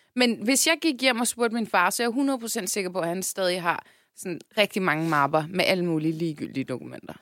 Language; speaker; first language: Danish; early bilingual, other home language; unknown